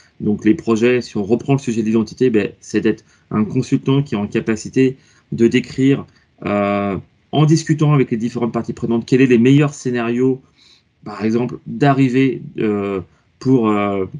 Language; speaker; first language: French; native; French